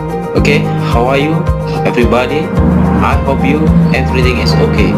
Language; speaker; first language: English; non-native, learner; Indonesian